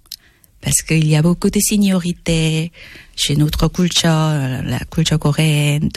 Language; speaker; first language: French; non-native, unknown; Korean